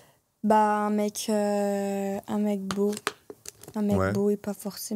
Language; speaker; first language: French; native; French